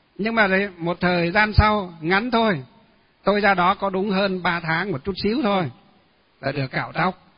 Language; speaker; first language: Vietnamese; non-native, local second language; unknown